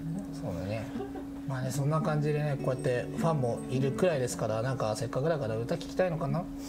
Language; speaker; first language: Japanese; native; Japanese